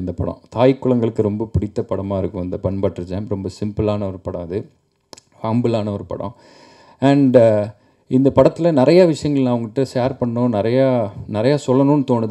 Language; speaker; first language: Tamil; native; Tamil